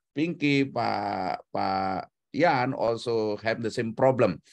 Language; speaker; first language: English; non-native, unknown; Indonesian